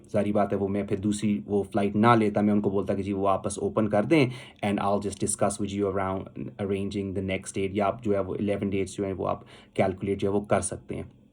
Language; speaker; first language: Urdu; non-native, local second language; Punjabi